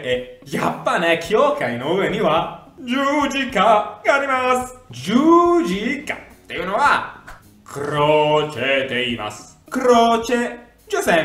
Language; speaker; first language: Japanese; non-native, fluent; Italian